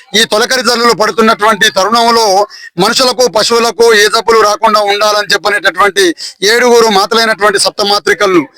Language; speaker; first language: Telugu; non-native, local second language; Lambadi